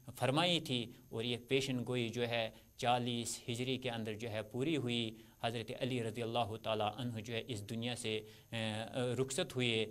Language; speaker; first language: Urdu; non-native, local second language; Kashmiri